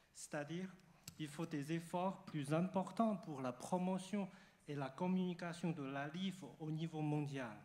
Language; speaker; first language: French; non-native, fluent; Chinese